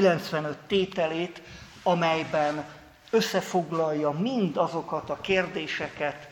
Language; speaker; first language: Hungarian; native; Hungarian